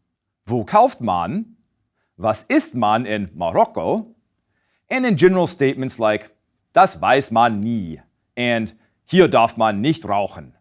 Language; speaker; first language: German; non-native, fluent; English